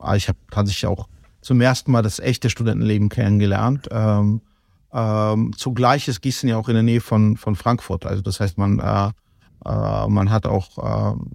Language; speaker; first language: German; non-native, fluent; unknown